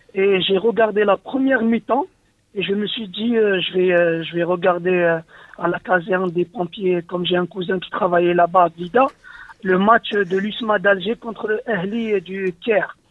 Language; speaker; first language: French; non-native, local second language; Arabic